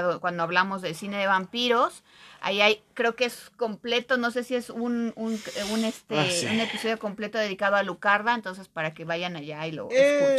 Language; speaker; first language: Spanish; native; Spanish